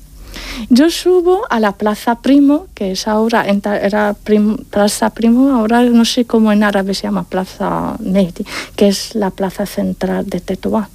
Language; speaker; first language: Spanish; non-native, fluent; Arabic